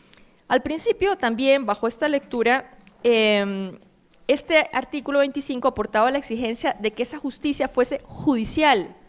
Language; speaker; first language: Spanish; native; Spanish